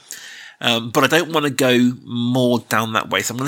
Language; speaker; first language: English; native; English